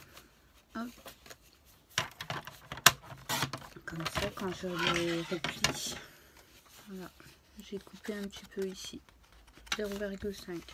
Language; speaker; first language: French; native; French